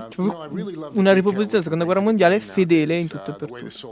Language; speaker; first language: Italian; native; Italian